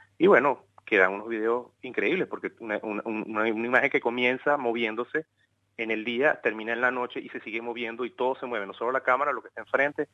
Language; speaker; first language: Spanish; native; Spanish